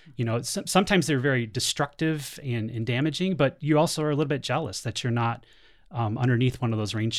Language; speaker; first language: English; native; English